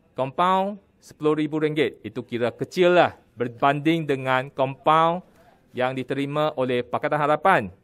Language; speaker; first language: Malay; non-native, local second language; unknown